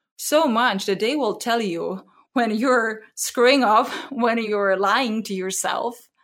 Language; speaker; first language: English; non-native, fluent; Czech